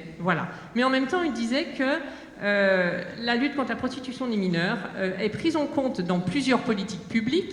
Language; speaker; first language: French; native; French